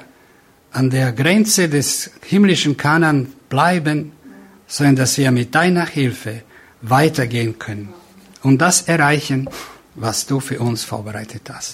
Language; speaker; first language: German; non-native, fluent; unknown